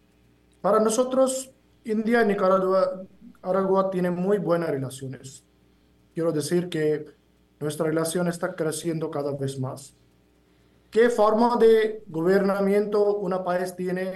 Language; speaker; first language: Spanish; non-native, fluent; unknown